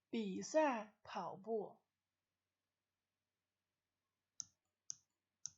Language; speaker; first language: Chinese; non-native, fluent; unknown